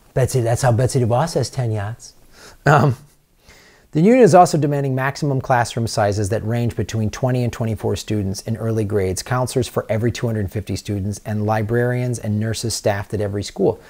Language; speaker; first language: English; native; English